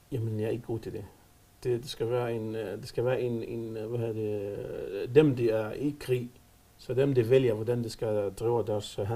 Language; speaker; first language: Danish; non-native, fluent; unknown